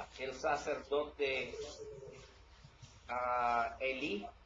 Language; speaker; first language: Spanish; non-native, learner; English